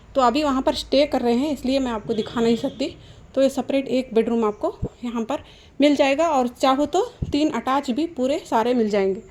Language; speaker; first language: Hindi; non-native, local second language; Kannada